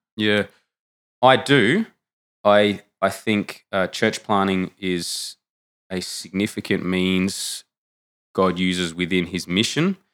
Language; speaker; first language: English; native; English